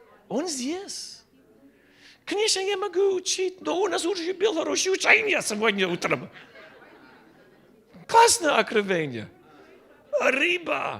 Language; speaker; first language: Russian; non-native, learner; English